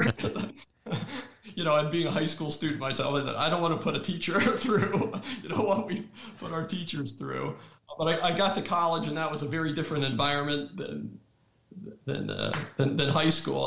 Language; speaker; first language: English; native; English